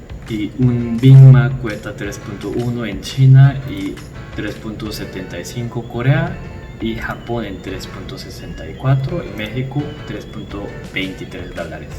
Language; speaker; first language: Spanish; non-native, learner; Korean